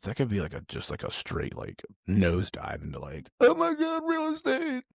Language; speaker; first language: English; native; English